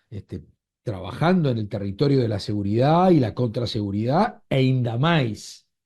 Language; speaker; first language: Spanish; native; Spanish